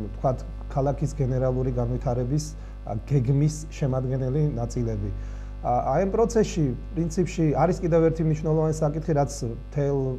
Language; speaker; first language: Georgian; native; Georgian